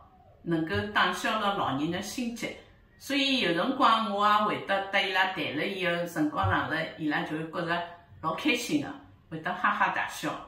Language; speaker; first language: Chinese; non-native, local second language; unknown